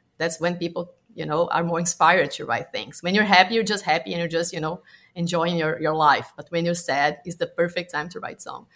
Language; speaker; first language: English; non-native, fluent; Portuguese